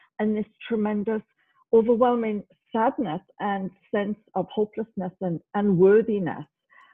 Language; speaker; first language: English; native; English